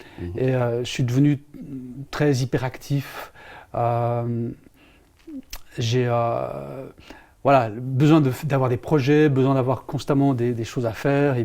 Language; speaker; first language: French; native; French